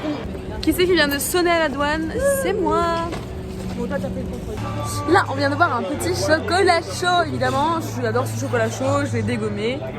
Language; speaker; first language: French; native; French